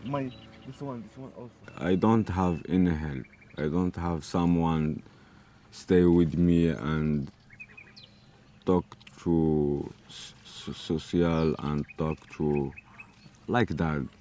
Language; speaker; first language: English; non-native, learner; Arabic